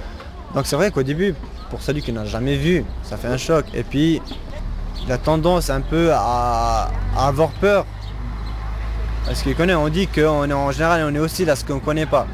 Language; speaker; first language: French; early bilingual, other home language; Kurdish